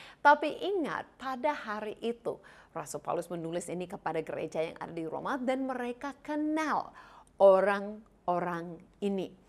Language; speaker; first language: Indonesian; non-native, fluent; English